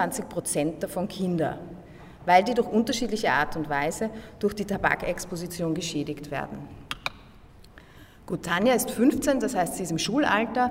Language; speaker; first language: German; native; German